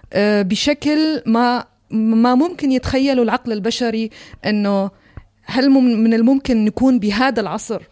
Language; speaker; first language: Arabic; non-native, local second language; Kurdish